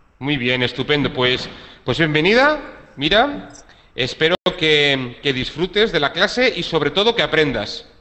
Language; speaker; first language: Spanish; native; Spanish